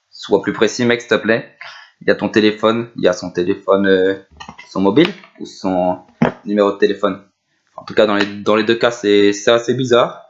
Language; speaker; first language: French; native; French